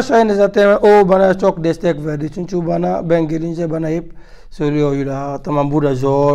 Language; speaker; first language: Turkish; non-native, learner; French